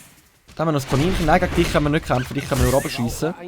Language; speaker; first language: German; native; German